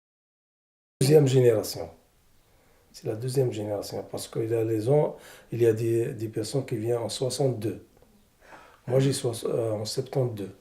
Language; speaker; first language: French; non-native, learner; Arabic